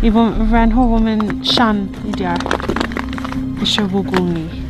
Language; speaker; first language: Chinese; non-native, learner; French